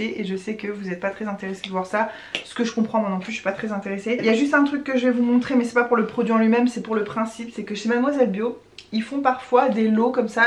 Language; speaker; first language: French; native; French